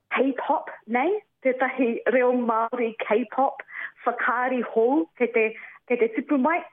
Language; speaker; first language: Māori; non-native, local second language; English